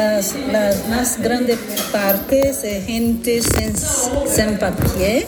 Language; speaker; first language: Spanish; non-native, learner; Portuguese